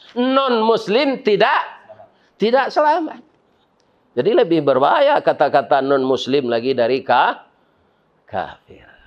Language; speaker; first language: Malay; non-native, local second language; Minangkabau